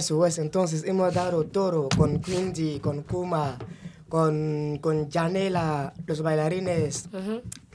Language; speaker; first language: Spanish; non-native, fluent; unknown